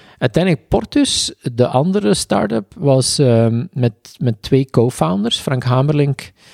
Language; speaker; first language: Dutch; native; Dutch